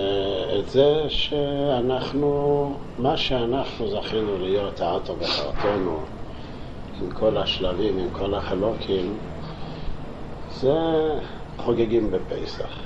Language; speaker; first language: Hebrew; non-native, local second language; Yiddish